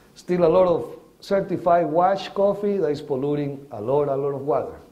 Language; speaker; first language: English; non-native, fluent; Spanish